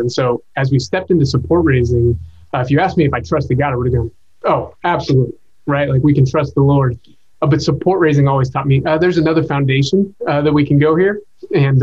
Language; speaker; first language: English; native; English